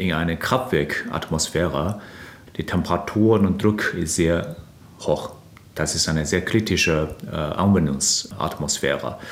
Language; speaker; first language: German; non-native, fluent; Chinese